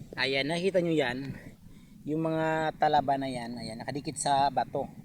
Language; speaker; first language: Filipino; native; Filipino